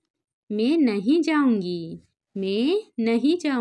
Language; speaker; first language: Hindi; non-native, local second language; Telugu